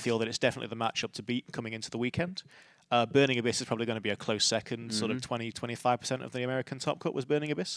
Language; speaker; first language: English; native; English